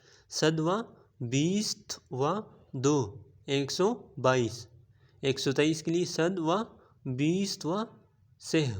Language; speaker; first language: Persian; non-native, fluent; Urdu